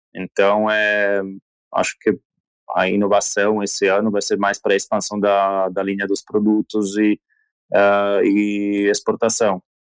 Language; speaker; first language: Portuguese; non-native, fluent; Slovak